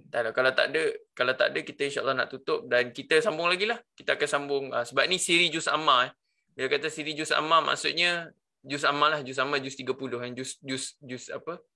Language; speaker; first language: Malay; native; Malay